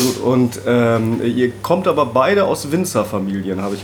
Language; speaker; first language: German; native; German